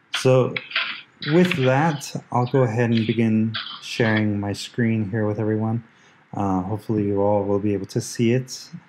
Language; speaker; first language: English; early bilingual, other home language; Spanish